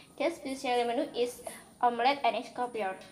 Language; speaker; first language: German; non-native, learner; Indonesian